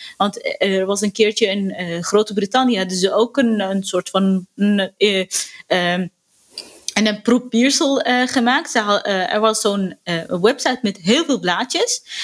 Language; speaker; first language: Dutch; non-native, fluent; Arabic